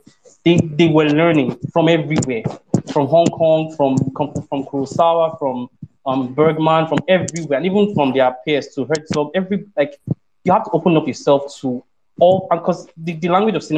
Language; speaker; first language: English; non-native, local second language; Yoruba